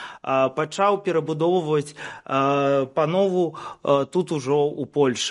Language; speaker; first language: Belarusian; non-native, local second language; Russian